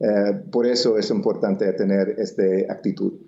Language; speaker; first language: Spanish; non-native, local second language; English